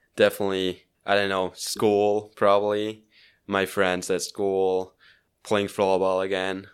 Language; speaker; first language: English; non-native, fluent; Swiss German